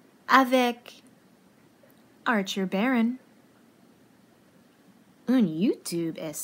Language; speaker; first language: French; non-native, learner; English